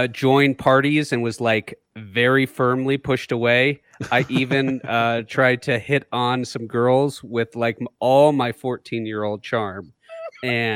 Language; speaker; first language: English; native; English